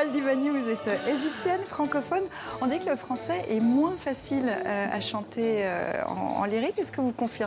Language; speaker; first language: French; native; French